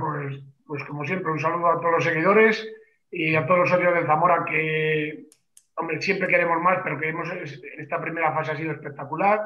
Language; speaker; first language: Spanish; native; Spanish